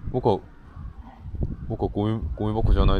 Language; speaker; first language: Japanese; non-native, fluent; Korean